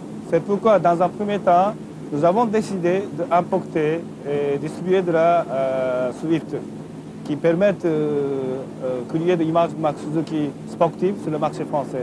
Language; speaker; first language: French; non-native, fluent; Japanese